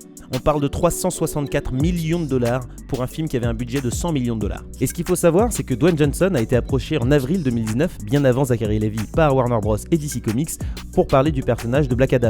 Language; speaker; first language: French; native; French